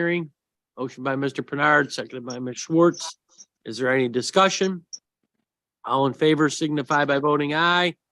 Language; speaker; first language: English; native; English